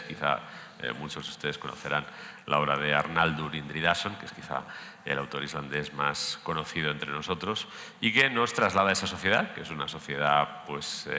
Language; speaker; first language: Spanish; native; Spanish